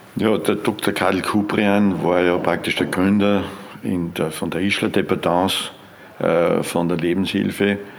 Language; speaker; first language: German; native; German